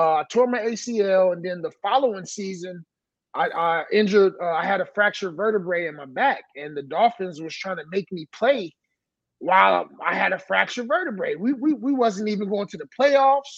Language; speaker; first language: English; native; English